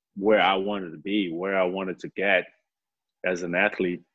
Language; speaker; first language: English; non-native, fluent; Portuguese